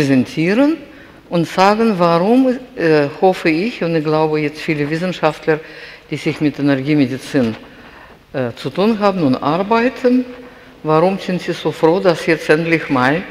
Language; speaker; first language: German; non-native, fluent; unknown